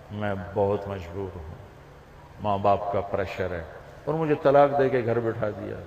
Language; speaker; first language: Urdu; non-native, local second language; Punjabi